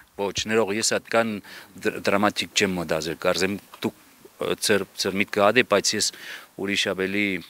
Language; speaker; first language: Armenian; early bilingual, heritage; Armenian